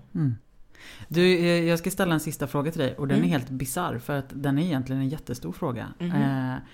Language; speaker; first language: Swedish; native; Swedish